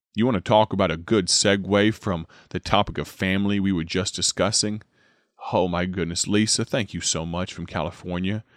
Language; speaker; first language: English; native; English